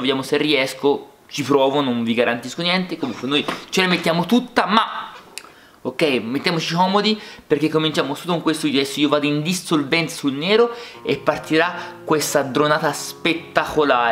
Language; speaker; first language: Italian; native; Italian